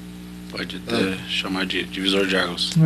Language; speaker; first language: Portuguese; native; Portuguese